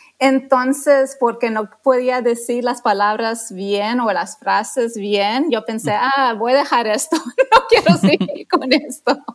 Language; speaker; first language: Spanish; non-native, fluent; English